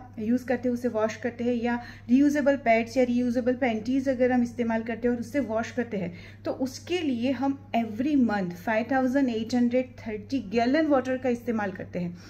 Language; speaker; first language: Hindi; non-native, local second language; Gujarati